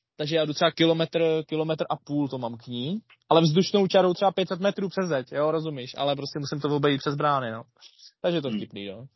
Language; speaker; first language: Czech; native; Czech